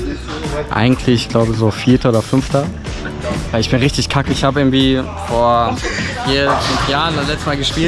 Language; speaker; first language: German; native; German